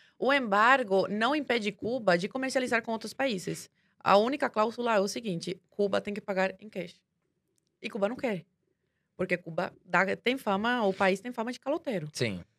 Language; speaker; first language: Portuguese; early bilingual, other home language; Spanish